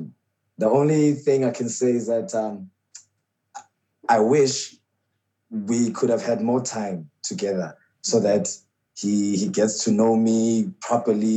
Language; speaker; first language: English; non-native, local second language; Xhosa